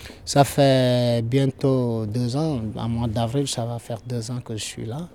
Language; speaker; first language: French; non-native, local second language; Fula